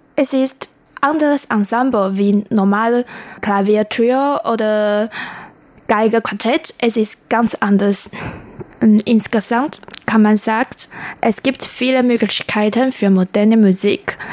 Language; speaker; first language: German; non-native, learner; Chinese